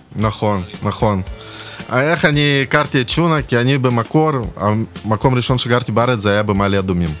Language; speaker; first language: Hebrew; early bilingual, other home language; Russian